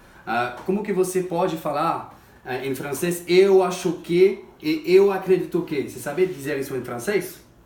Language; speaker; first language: Portuguese; non-native, fluent; French